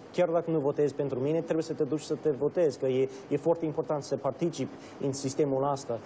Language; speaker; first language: Romanian; non-native, fluent; English